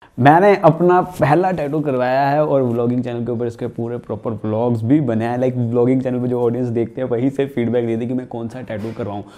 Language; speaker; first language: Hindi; non-native, local second language; Punjabi